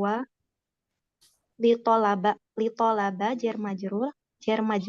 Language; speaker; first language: Arabic; non-native, learner; Indonesian